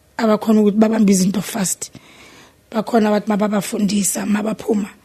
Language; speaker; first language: Zulu; native; Zulu